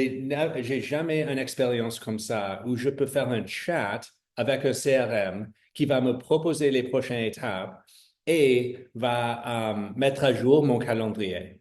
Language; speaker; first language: French; non-native, fluent; English